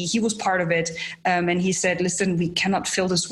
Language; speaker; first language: English; non-native, fluent; German